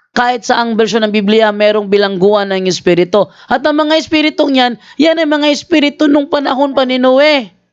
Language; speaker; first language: Filipino; native; Filipino